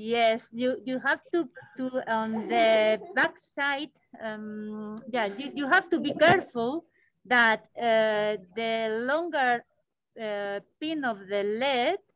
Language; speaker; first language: English; non-native, learner; Spanish